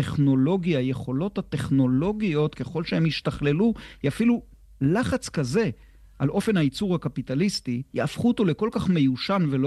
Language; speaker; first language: Hebrew; native; Hebrew